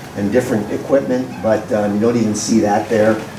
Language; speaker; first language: English; native; English